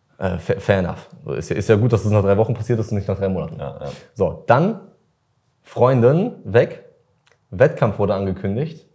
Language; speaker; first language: German; early bilingual, other home language; Russian